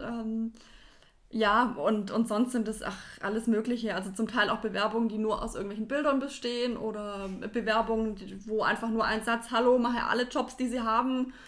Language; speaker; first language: German; native; German